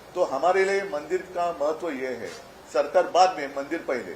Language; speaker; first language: Hindi; non-native, local second language; Marathi